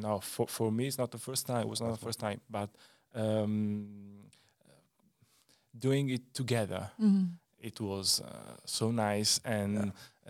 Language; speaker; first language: English; non-native, learner; Italian